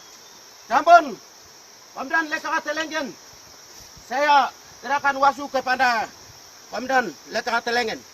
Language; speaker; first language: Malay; non-native, local second language; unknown